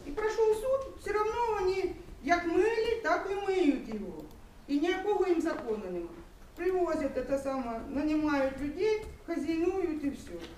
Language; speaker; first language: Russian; non-native, local second language; Ukrainian